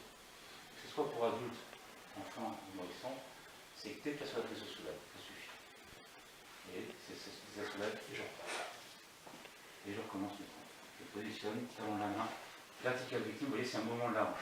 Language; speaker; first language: French; native; French